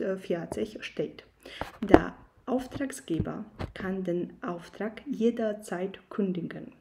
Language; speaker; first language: German; non-native, fluent; Polish